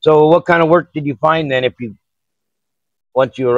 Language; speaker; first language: English; native; English